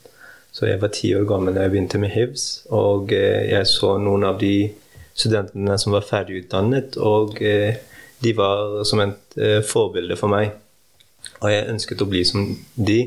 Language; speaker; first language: Norwegian; early bilingual, heritage; Norwegian